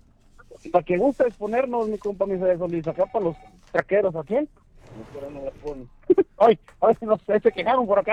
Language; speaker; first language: Spanish; native; Spanish